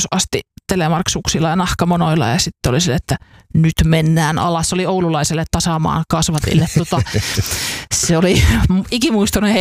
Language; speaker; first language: Finnish; native; Finnish